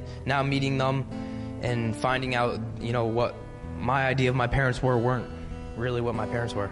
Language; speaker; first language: English; native; English